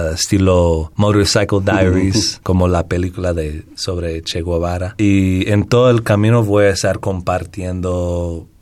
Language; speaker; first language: Spanish; non-native, fluent; English